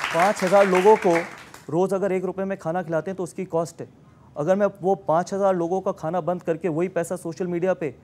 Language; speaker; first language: Hindi; native; Hindi